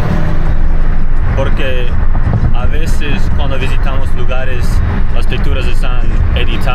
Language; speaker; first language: Spanish; non-native, learner; English